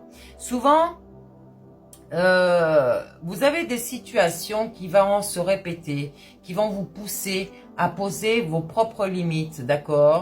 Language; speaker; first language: French; native; French